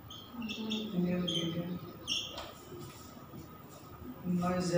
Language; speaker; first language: German; non-native, learner; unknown